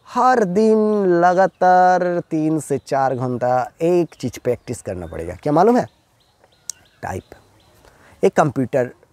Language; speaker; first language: Hindi; non-native, local second language; Bangla